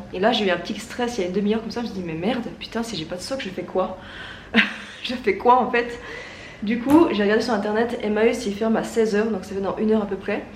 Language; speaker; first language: French; native; French